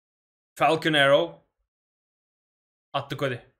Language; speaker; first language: Turkish; native; Turkish